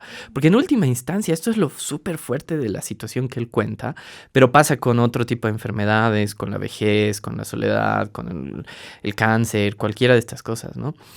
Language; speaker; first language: Spanish; native; Spanish